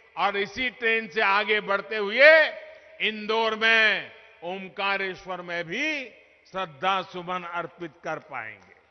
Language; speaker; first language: Hindi; native; Hindi